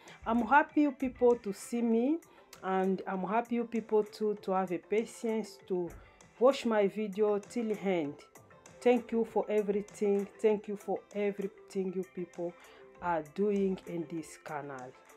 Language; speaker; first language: English; non-native, learner; Lingala